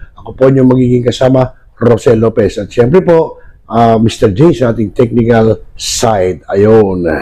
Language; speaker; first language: Filipino; native; Filipino